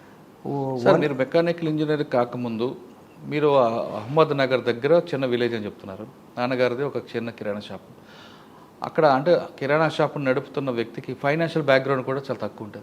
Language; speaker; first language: Telugu; native; Telugu